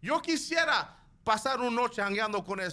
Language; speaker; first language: Spanish; early bilingual, heritage; Spanish